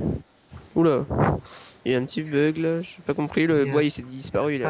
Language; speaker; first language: French; native; French